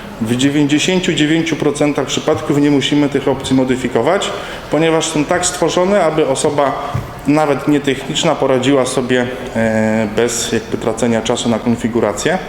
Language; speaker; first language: Polish; native; Polish